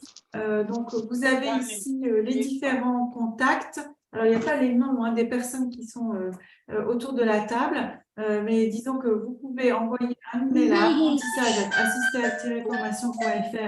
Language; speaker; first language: French; native; French